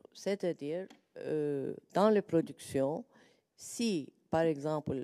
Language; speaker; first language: French; non-native, learner; Turkish